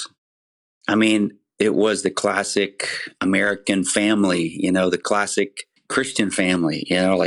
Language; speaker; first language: English; native; English